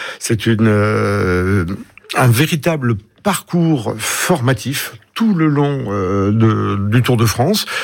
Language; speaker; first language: French; native; French